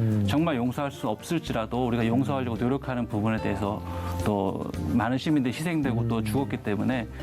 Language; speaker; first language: Korean; native; Korean